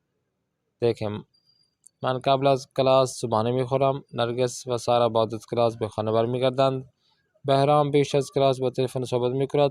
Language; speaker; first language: Persian; non-native, fluent; Urdu